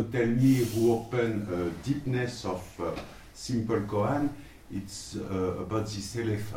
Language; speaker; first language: English; non-native, learner; French